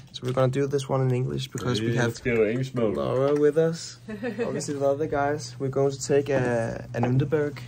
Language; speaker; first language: English; non-native, fluent; Danish